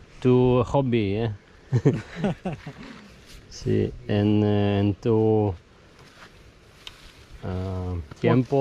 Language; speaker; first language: Spanish; non-native, learner; Polish